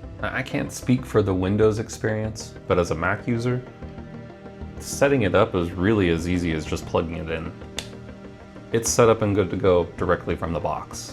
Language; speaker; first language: English; native; English